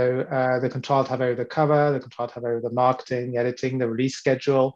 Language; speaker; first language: English; native; English